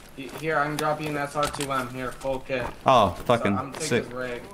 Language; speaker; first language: English; native; English